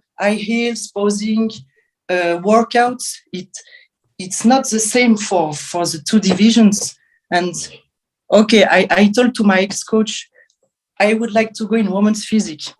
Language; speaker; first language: English; non-native, learner; French